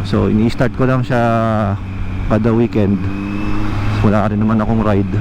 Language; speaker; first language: Filipino; native; Filipino